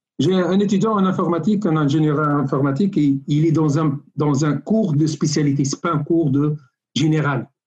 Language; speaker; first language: French; non-native, local second language; Arabic